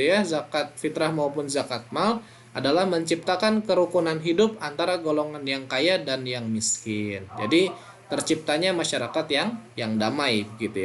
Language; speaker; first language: Indonesian; native; Indonesian